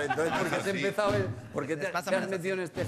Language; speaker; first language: Spanish; native; Spanish